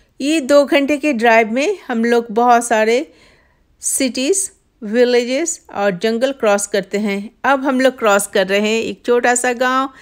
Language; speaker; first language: Hindi; non-native, local second language; Bangla